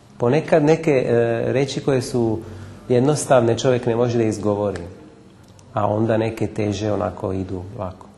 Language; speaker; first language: Serbian; non-native, fluent; Italian